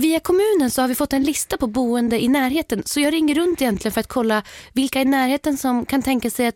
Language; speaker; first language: Swedish; native; Swedish